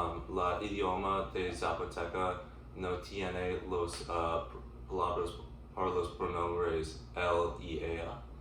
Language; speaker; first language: Spanish; non-native, learner; English